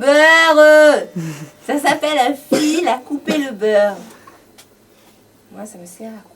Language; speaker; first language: French; native; French